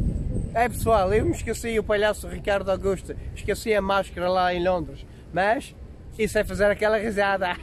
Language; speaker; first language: Portuguese; native; Portuguese